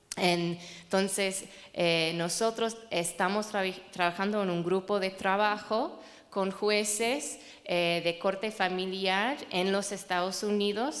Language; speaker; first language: Spanish; non-native, fluent; English